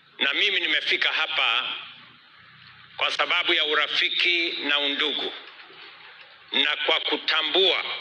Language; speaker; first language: Swahili; non-native, local second language; Kalenjin